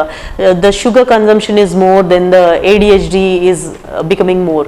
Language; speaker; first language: English; non-native, local second language; Telugu